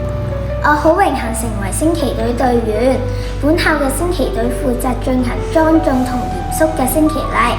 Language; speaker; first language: Cantonese; native; Cantonese